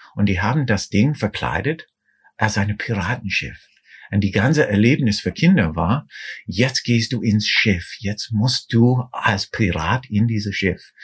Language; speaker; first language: German; non-native, fluent; English